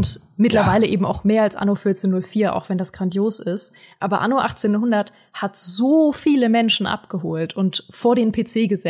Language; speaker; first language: German; native; German